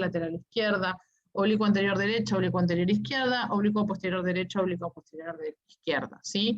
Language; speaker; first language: Spanish; native; Spanish